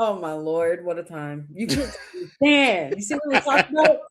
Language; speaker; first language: English; native; English